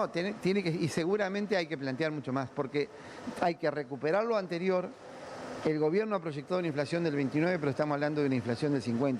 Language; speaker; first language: Spanish; native; Spanish